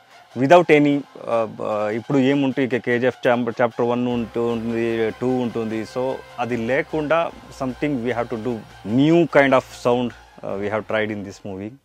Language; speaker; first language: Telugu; non-native, learner; Kannada